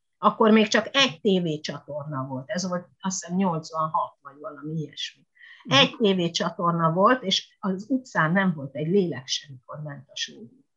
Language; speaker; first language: Hungarian; non-native, fluent; Japanese